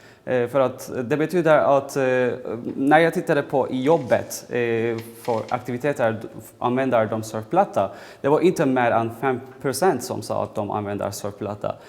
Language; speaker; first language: Swedish; non-native, fluent; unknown